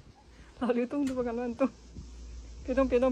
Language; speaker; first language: Chinese; native; Chinese